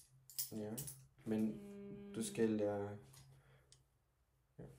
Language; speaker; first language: Danish; non-native, learner; Turkish